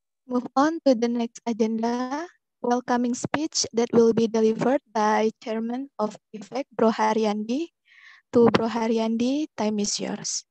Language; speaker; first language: English; non-native, fluent; Indonesian